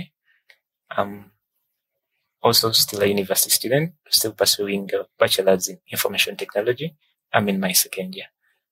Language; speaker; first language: English; non-native, local second language; Ganda